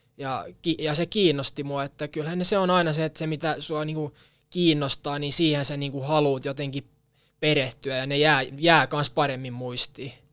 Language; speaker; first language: Finnish; non-native, local second language; Swedish